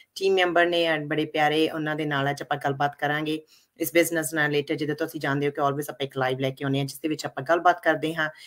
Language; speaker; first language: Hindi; non-native, local second language; Punjabi